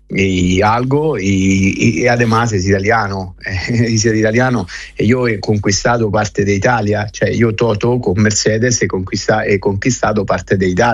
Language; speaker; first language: Spanish; non-native, fluent; Italian